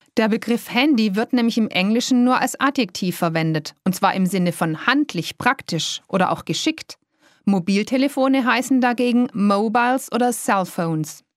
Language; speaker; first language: German; native; German